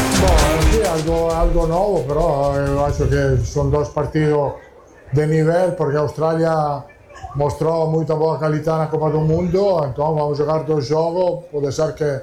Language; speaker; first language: Portuguese; non-native, learner; Italian